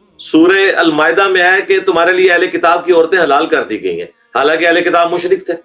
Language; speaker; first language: Urdu; non-native, local second language; Punjabi